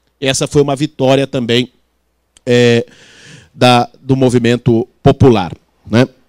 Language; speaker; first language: Portuguese; native; Portuguese